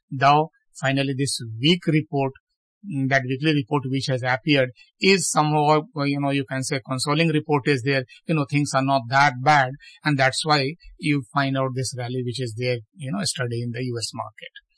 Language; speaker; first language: English; non-native, local second language; Hindi